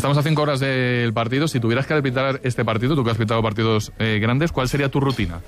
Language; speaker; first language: Spanish; native; Spanish